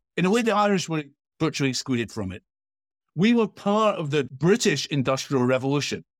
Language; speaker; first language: English; native; English